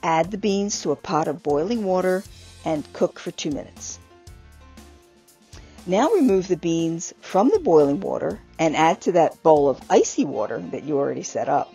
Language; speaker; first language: English; native; English